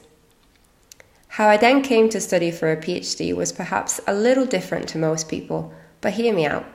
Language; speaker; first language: English; non-native, fluent; Italian